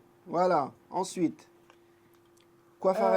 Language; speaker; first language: French; native; French